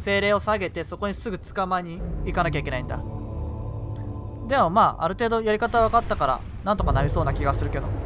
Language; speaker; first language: Japanese; native; Japanese